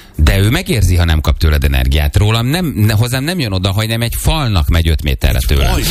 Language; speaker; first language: Hungarian; native; Hungarian